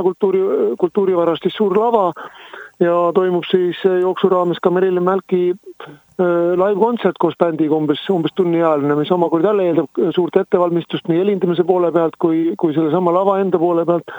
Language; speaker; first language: Estonian; native; Estonian